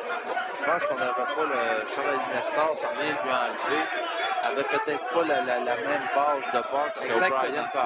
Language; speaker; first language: French; native; French